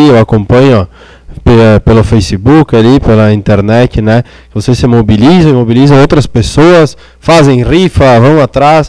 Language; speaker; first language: Portuguese; native; Portuguese